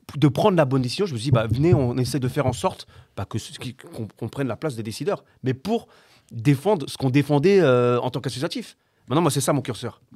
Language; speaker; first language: French; native; French